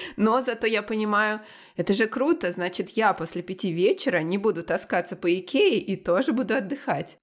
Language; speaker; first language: Russian; native; Russian